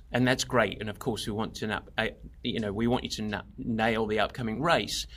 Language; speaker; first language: English; native; English